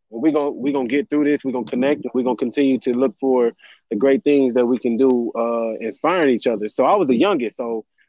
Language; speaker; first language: English; native; English